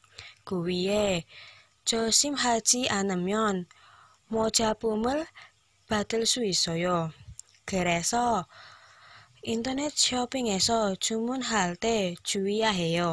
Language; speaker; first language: Korean; non-native, learner; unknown